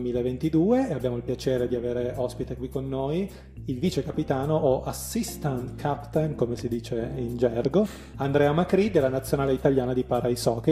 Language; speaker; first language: Italian; native; Italian